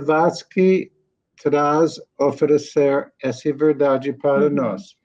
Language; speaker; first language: Portuguese; non-native, learner; English